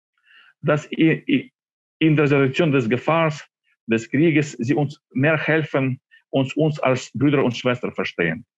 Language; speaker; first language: German; non-native, fluent; Ukrainian